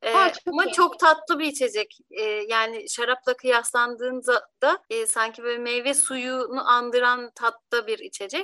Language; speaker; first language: Turkish; native; Turkish